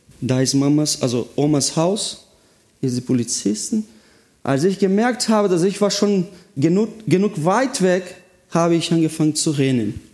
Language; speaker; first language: German; non-native, fluent; Portuguese